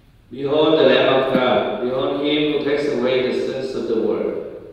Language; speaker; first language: English; non-native, fluent; Vietnamese